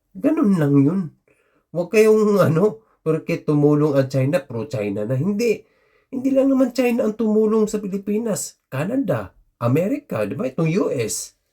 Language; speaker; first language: Filipino; native; Filipino